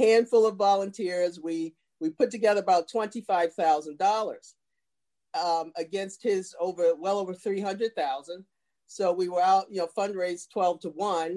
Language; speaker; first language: English; native; English